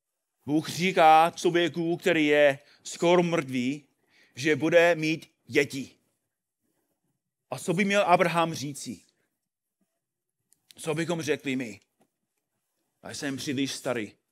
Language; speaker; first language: Czech; non-native, fluent; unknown